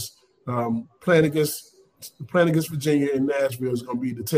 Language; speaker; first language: English; native; English